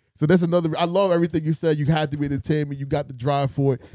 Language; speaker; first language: English; native; English